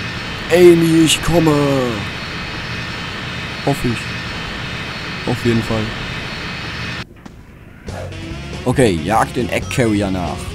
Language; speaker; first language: German; native; German